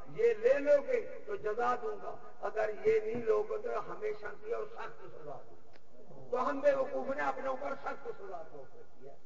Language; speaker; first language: Urdu; non-native, local second language; Punjabi